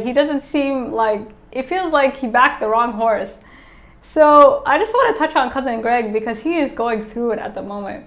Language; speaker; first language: English; native; English